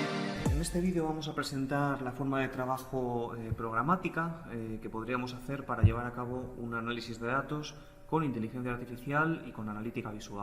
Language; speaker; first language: Spanish; native; Spanish